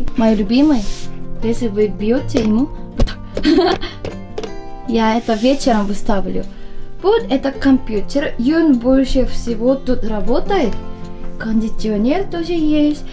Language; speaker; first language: Russian; non-native, learner; Korean